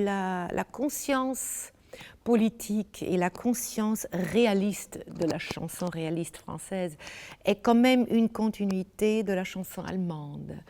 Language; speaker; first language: French; non-native, fluent; German